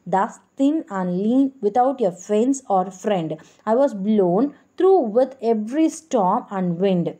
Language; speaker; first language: English; non-native, local second language; Tamil